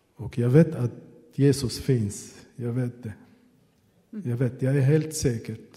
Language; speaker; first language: Swedish; non-native, fluent; Arabic